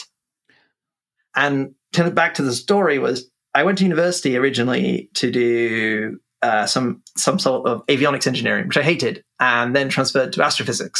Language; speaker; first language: English; native; English